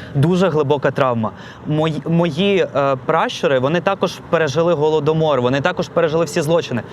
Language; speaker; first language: Ukrainian; non-native, local second language; Russian